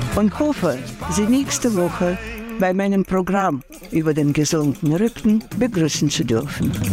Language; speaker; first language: German; non-native, fluent; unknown